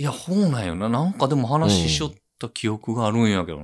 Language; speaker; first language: Japanese; native; Japanese